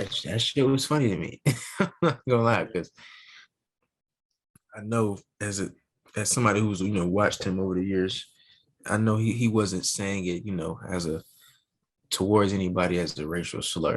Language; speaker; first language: English; native; English